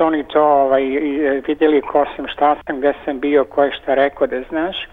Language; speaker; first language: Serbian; early bilingual, heritage; Serbian